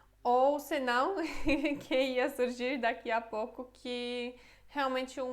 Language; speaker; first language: Portuguese; non-native, fluent; Polish